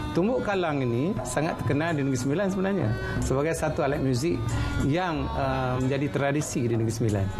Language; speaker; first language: Malay; native; Malay